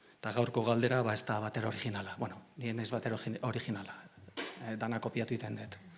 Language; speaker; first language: Basque; non-native, local second language; Spanish